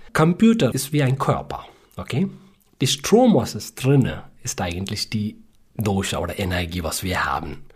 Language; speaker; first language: German; non-native, learner; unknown